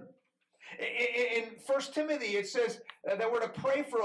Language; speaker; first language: English; early bilingual, other home language; Persian